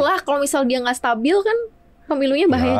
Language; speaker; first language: Indonesian; native; Indonesian